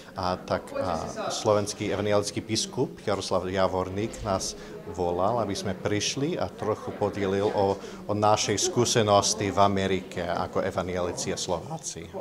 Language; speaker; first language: Slovak; early bilingual, heritage; Slovak